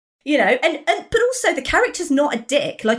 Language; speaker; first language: English; native; English